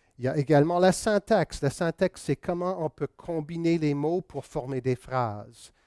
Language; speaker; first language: French; non-native, local second language; English